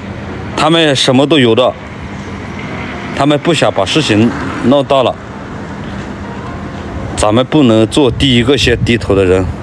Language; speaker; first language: Chinese; native; Chinese